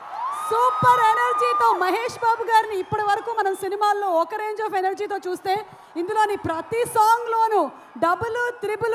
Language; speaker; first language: Telugu; native; Telugu